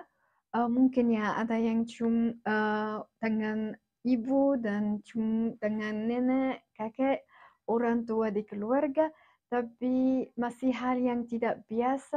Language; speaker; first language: Indonesian; non-native, fluent; Arabic